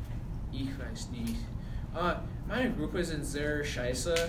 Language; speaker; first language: German; non-native, learner; English